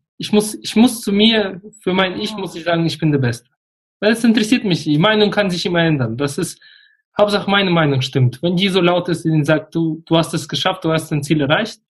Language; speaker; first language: German; early bilingual, other home language; Russian